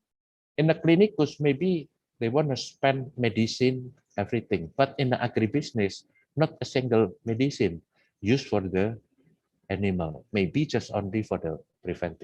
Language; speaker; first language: English; non-native, fluent; Indonesian